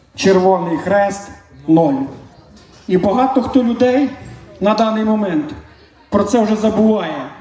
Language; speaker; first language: Ukrainian; native; Ukrainian